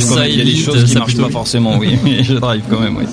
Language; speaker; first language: French; native; French